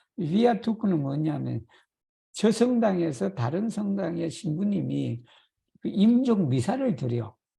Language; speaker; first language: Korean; native; Korean